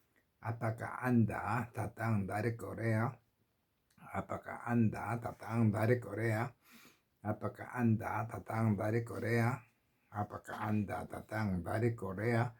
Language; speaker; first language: Indonesian; non-native, learner; Korean